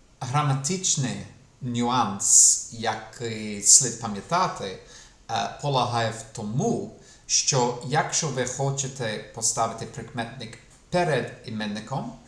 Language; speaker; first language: Ukrainian; non-native, fluent; English